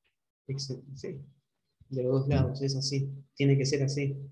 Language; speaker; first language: Spanish; native; Spanish